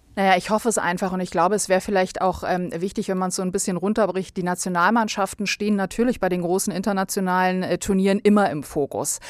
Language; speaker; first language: German; early bilingual, other home language; Bosnian